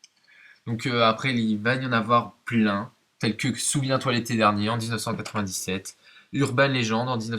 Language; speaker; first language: French; native; French